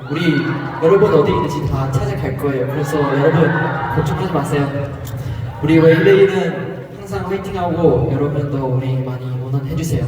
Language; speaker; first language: Korean; non-native, learner; Chinese